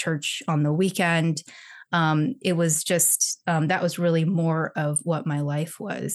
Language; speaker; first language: English; early bilingual, other home language; Chinese